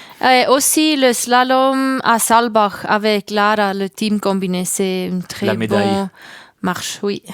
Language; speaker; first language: French; non-native, learner; German